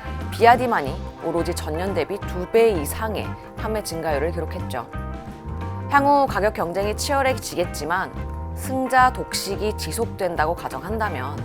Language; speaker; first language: Korean; native; Korean